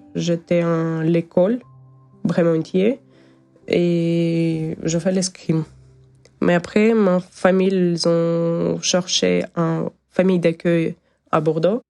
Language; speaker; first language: French; non-native, learner; Ukrainian